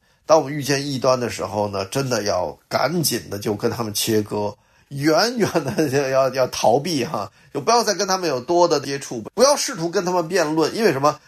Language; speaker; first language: Chinese; native; Chinese